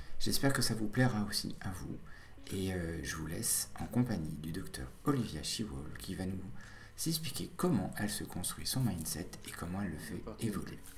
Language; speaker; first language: French; native; French